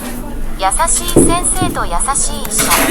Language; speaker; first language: Japanese; non-native, learner; English